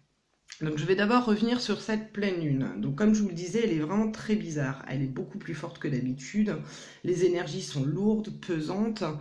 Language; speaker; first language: French; native; French